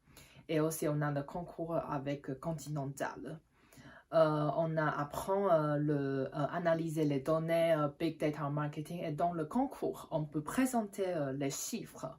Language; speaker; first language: French; non-native, fluent; Chinese